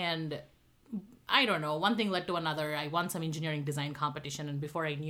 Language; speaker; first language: English; non-native, local second language; Tamil